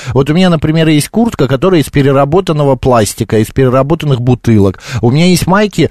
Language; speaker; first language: Russian; native; Russian